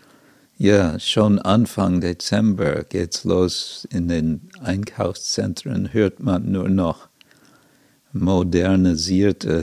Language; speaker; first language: German; non-native, fluent; English